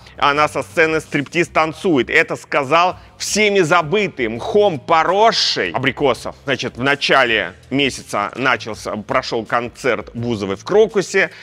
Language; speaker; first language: Russian; native; Russian